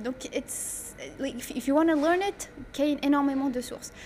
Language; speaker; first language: English; non-native, fluent; Arabic